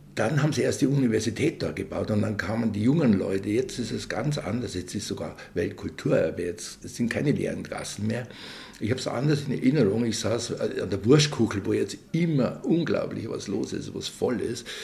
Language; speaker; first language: German; native; German